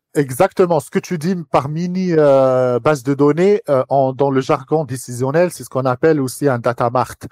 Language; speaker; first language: French; non-native, local second language; Arabic